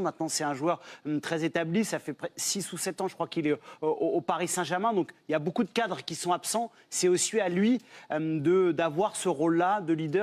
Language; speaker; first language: French; native; French